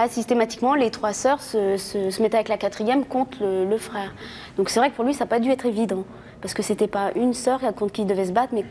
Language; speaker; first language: French; native; French